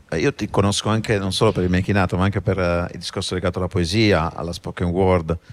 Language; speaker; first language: Italian; native; Italian